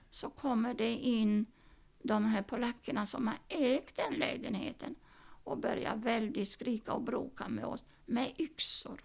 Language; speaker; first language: Swedish; non-native, fluent; Yiddish